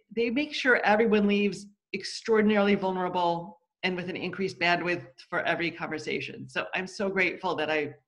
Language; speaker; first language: English; native; English